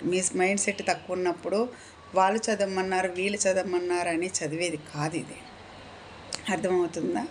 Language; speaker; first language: Telugu; native; Telugu